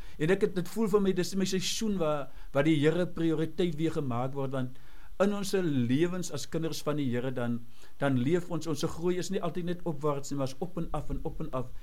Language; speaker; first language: Afrikaans; native; Afrikaans